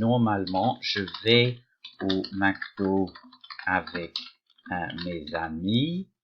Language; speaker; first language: French; non-native, fluent; English